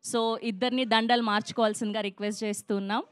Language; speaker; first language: Telugu; native; Telugu